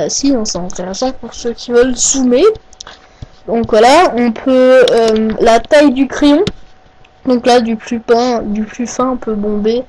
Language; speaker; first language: French; native; French